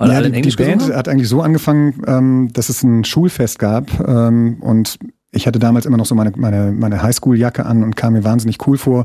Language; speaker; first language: German; native; German